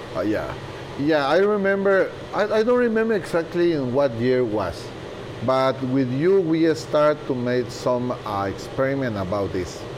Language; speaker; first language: English; non-native, learner; Spanish